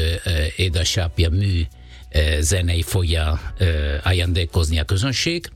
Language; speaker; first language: Hungarian; non-native, fluent; Italian